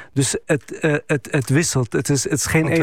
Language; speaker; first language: Dutch; non-native, fluent; Arabic